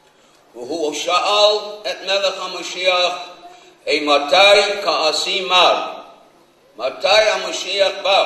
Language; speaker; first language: Hebrew; non-native, fluent; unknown